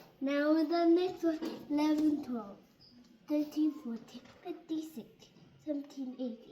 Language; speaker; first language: English; early bilingual, other home language; Korean